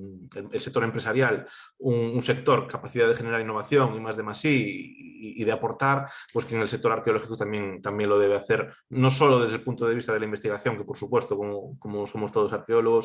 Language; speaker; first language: Spanish; native; Spanish